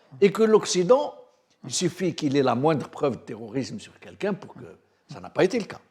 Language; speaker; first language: French; non-native, local second language; Arabic